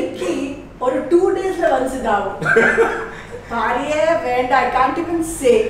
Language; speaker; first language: Malayalam; non-native, fluent; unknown